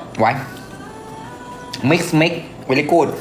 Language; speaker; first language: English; non-native, learner; Thai